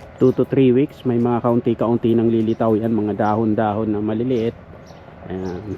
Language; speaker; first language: Filipino; non-native, local second language; Bikol